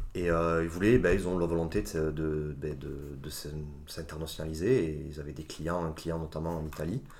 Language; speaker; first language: French; native; French